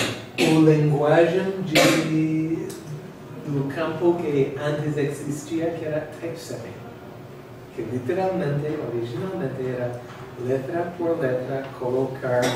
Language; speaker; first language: Portuguese; non-native, learner; English